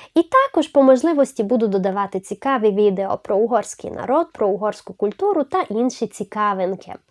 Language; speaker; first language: Ukrainian; non-native, local second language; Hungarian